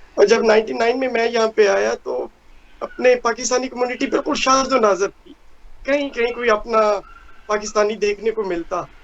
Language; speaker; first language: Hindi; non-native, local second language; Punjabi